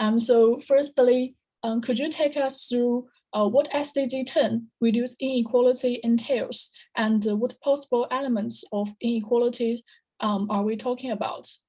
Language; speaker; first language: English; non-native, fluent; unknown